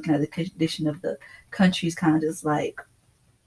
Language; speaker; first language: English; native; English